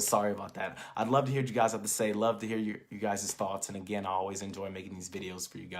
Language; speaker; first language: English; native; English